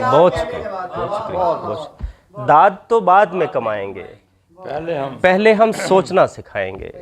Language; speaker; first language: Urdu; native; Urdu